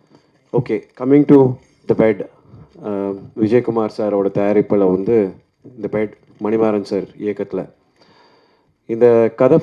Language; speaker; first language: Tamil; native; Tamil